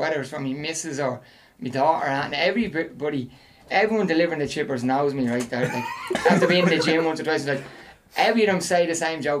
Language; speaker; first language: English; native; English